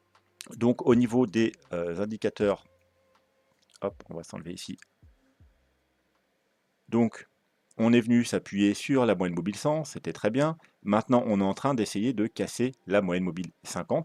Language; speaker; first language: French; native; French